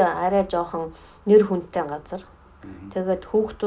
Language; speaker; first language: Mongolian; non-native, fluent; Russian